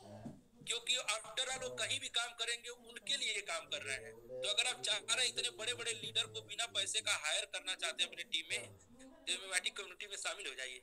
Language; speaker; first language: Hindi; native; Hindi